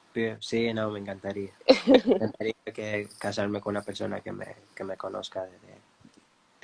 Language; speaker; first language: Spanish; early bilingual, heritage; Spanish